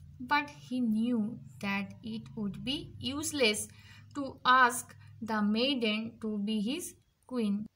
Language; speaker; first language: English; non-native, local second language; Bangla